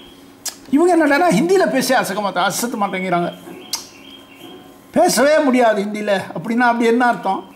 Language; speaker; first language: Tamil; non-native, local second language; Telugu